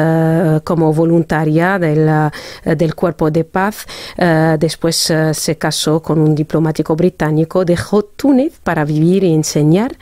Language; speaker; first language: Spanish; non-native, fluent; Arabic